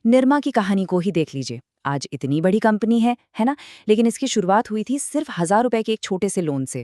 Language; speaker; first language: Hindi; native; Hindi